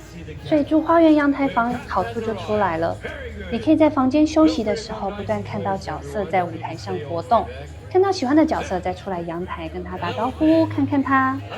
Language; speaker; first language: Chinese; native; Chinese